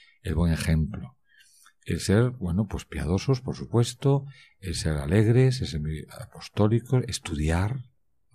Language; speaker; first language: Spanish; native; Spanish